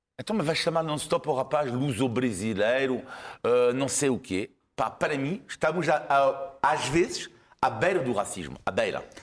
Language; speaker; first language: Portuguese; non-native, fluent; French